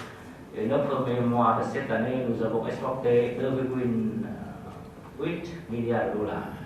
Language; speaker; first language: French; non-native, fluent; Vietnamese